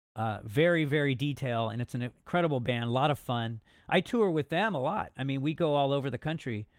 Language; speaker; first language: English; native; English